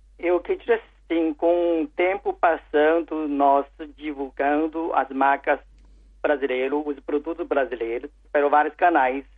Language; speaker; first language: Portuguese; non-native, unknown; Chinese